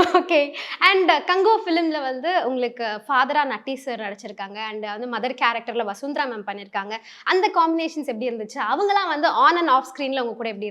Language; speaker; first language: Tamil; native; Tamil